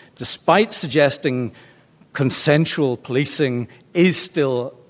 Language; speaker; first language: English; native; English